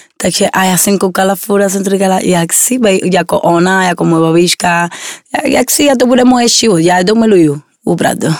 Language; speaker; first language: Czech; non-native, learner; Spanish